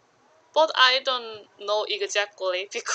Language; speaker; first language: English; non-native, learner; Korean